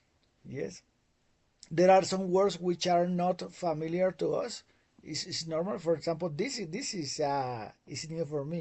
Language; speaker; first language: English; non-native, fluent; Spanish